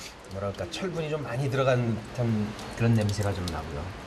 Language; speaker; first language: Korean; native; Korean